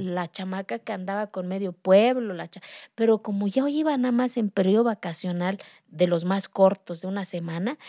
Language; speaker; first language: Spanish; non-native, local second language; Zapotec